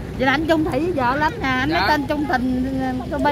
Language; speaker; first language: Vietnamese; native; Vietnamese